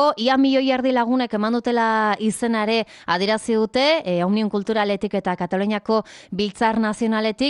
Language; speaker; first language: Basque; native; Basque